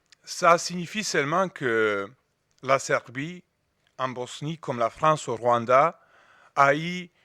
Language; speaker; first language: French; non-native, fluent; Serbian